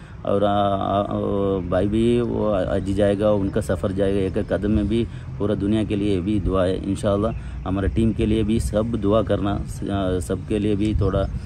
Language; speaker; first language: Hindi; non-native, local second language; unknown